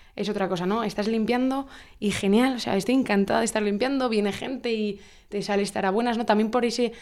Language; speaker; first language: Spanish; native; Spanish